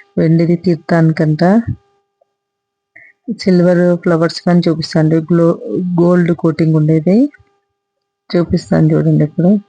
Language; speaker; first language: Telugu; native; Telugu